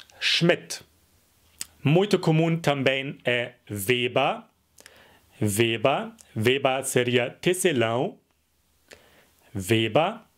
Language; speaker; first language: Portuguese; non-native, fluent; German